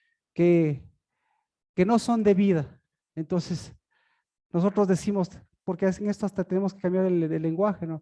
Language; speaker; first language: Spanish; native; Spanish